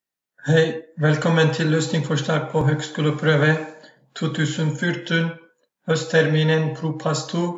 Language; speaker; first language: Norwegian; non-native, fluent; Turkish